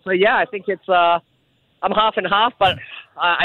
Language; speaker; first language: English; native; English